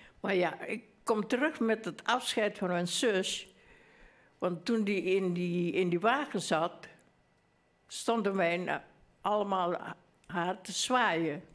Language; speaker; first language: Dutch; early bilingual, other home language; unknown